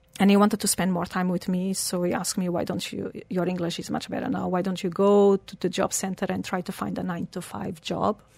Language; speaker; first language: English; non-native, fluent; Portuguese